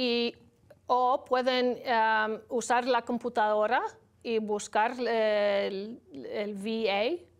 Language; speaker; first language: Spanish; non-native, learner; English